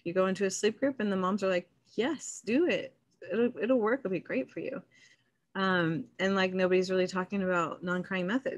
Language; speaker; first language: English; native; English